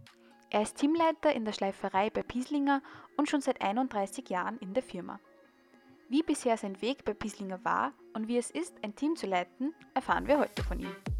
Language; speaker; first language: German; native; German